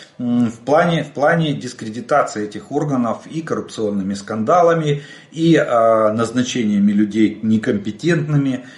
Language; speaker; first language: Russian; native; Russian